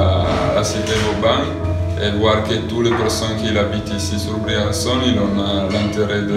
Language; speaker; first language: French; non-native, fluent; Italian